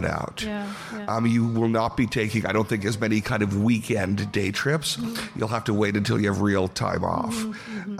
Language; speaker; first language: English; native; English